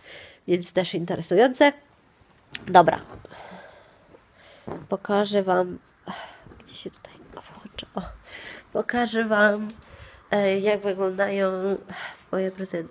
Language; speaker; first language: Polish; non-native, fluent; Italian